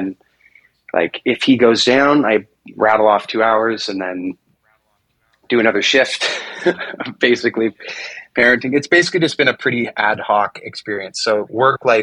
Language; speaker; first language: English; native; English